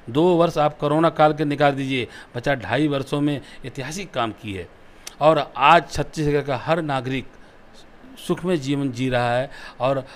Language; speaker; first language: Hindi; native; Hindi